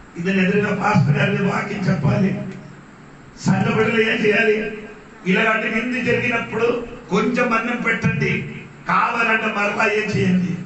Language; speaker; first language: Telugu; non-native, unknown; Malayalam